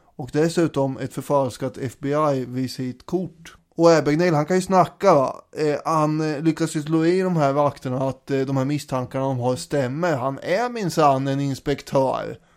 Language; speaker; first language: Swedish; native; Swedish